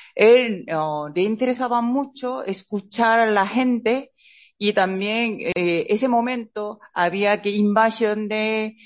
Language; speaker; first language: Spanish; non-native, learner; Korean